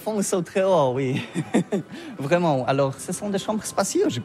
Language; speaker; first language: French; non-native, learner; Polish